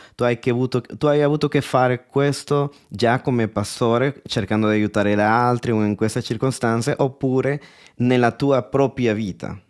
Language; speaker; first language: Italian; non-native, fluent; Spanish